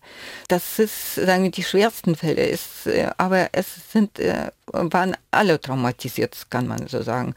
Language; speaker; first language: German; non-native, fluent; Ukrainian